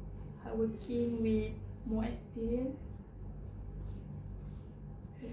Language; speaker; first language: English; non-native, learner; Malay